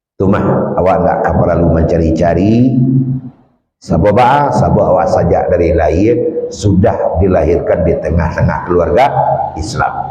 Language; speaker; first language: Malay; non-native, local second language; Minangkabau